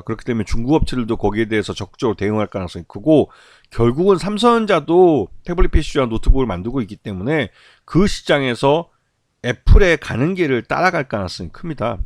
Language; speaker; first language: Korean; native; Korean